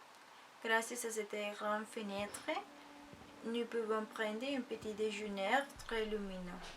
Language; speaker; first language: French; non-native, learner; Spanish